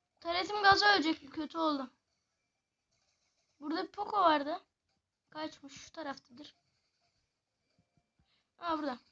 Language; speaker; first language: Turkish; native; Turkish